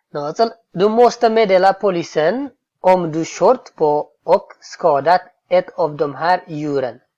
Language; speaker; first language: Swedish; non-native, fluent; Tigrinya